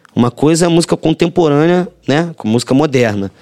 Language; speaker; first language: Portuguese; native; Portuguese